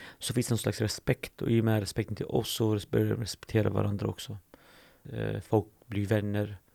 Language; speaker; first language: Swedish; early bilingual, other home language; Assyrian Neo-Aramaic